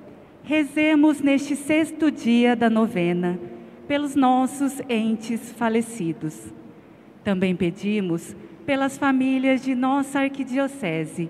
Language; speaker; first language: Portuguese; native; Portuguese